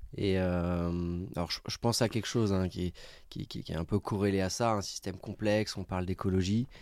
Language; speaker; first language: French; native; French